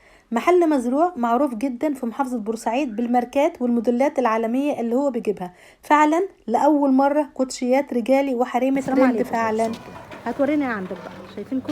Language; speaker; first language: Arabic; native; Arabic